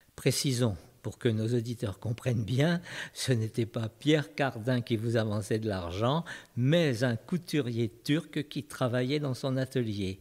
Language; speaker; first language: French; native; French